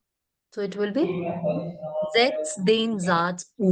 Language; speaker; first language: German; non-native, fluent; Malayalam